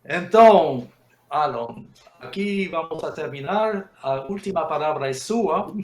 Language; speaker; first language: Portuguese; non-native, fluent; Spanish